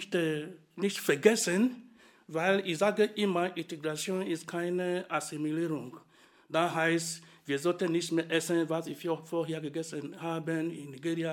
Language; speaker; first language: German; non-native, fluent; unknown